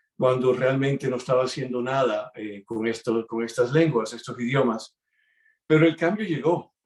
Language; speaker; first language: Spanish; early bilingual, heritage; Spanish